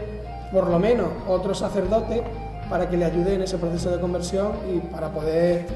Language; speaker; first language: Spanish; native; Spanish